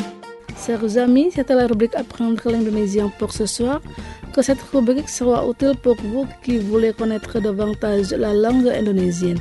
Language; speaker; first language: French; non-native, fluent; Indonesian